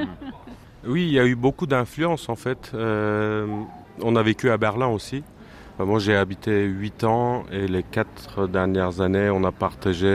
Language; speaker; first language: French; non-native, fluent; Turkish